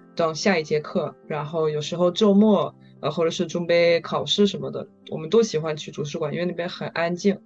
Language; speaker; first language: Chinese; non-native, fluent; French